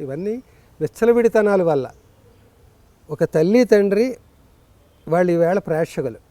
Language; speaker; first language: Telugu; native; Telugu